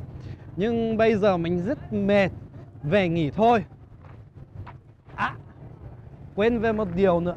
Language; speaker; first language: Vietnamese; non-native, fluent; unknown